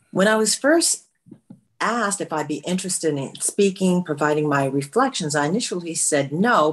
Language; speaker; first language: English; native; English